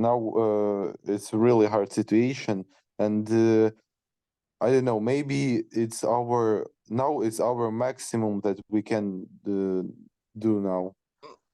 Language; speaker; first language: English; non-native, learner; Ukrainian